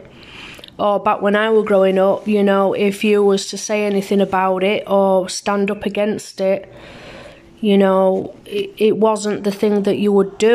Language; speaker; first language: English; native; English